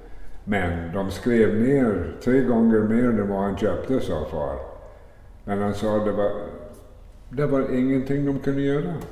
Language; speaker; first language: Swedish; early bilingual, heritage; Swedish